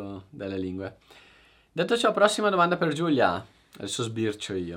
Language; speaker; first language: Italian; native; Italian